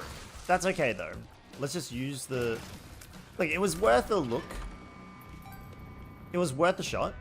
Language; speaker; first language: English; native; English